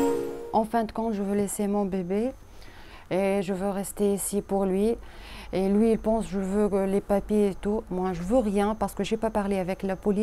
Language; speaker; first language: French; non-native, learner; Arabic